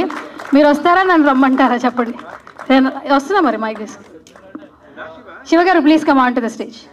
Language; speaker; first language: Telugu; native; Telugu